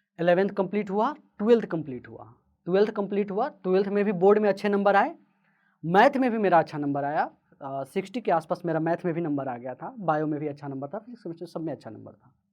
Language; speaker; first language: Hindi; native; Hindi